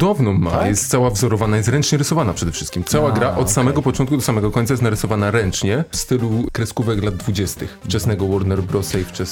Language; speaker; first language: Polish; native; Polish